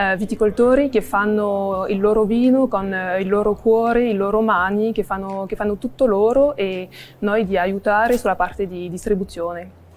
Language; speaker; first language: Italian; non-native, fluent; French